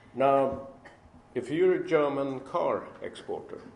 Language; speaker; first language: English; non-native, fluent; Swedish